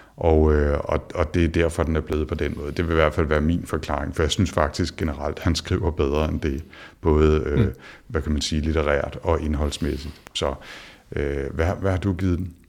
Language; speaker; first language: Danish; native; Danish